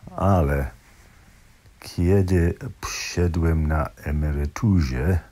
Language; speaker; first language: Polish; non-native, learner; English